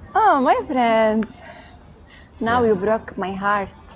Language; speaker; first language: English; non-native, learner; Arabic